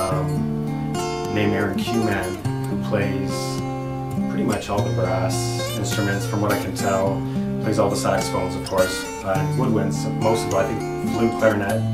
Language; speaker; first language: English; native; English